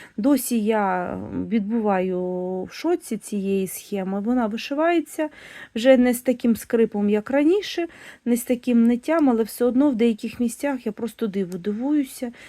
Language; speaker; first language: Ukrainian; non-native, local second language; Russian